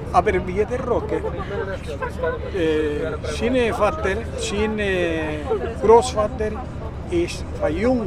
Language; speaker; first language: German; early bilingual, heritage; Spanish